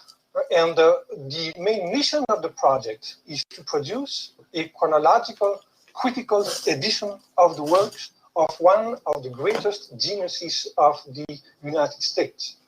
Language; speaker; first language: English; non-native, fluent; French